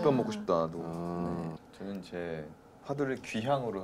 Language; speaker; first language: Korean; native; Korean